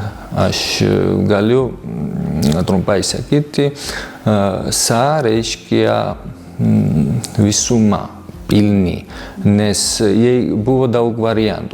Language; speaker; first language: Lithuanian; non-native, fluent; Georgian